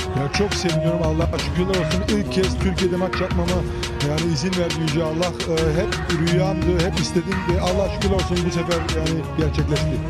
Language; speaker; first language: Turkish; early bilingual, heritage; Turkish